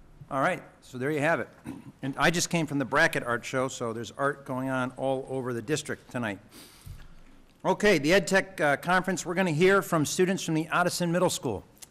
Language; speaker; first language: English; native; English